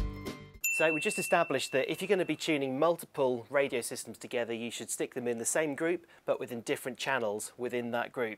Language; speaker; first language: English; native; English